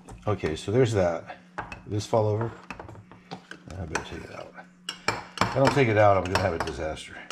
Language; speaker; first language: English; native; English